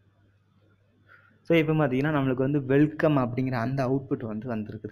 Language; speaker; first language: Tamil; native; Tamil